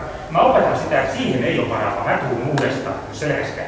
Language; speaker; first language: Finnish; native; Finnish